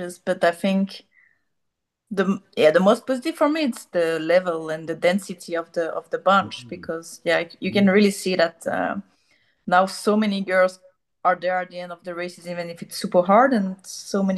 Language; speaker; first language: English; non-native, fluent; French